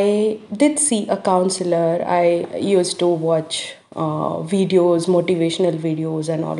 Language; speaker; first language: English; non-native, local second language; Hindi